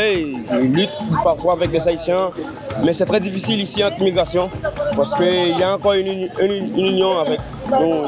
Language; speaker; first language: French; non-native, learner; Haitian Creole